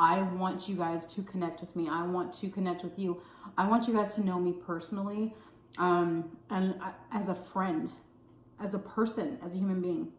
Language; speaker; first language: English; native; English